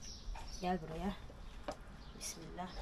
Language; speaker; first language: Turkish; non-native, learner; Filipino